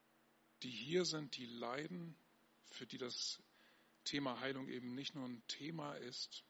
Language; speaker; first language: German; native; German